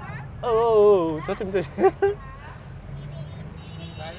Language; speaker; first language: Korean; non-native, fluent; Nepali